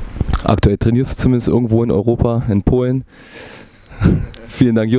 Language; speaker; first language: German; native; German